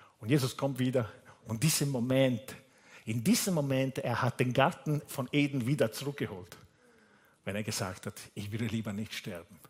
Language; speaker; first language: German; non-native, fluent; Italian